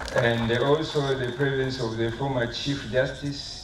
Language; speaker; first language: English; non-native, local second language; Swahili